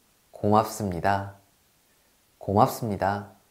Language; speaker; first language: Korean; native; Korean